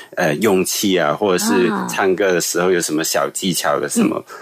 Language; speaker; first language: Chinese; non-native, local second language; Cantonese